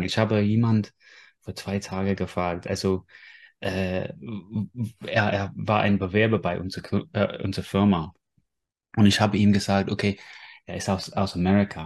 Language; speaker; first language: German; non-native, fluent; English